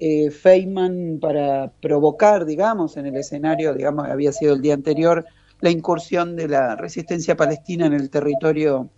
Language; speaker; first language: Spanish; native; Spanish